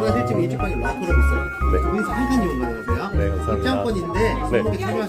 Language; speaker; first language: Korean; native; Korean